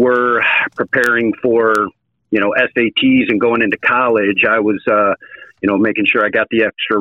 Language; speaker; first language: English; native; English